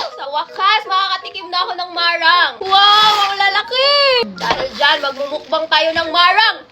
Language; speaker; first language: Filipino; non-native, local second language; Cebuano